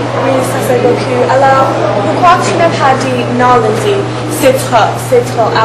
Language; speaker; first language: French; non-native, learner; English